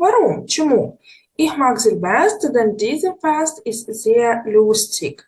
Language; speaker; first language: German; non-native, fluent; Ukrainian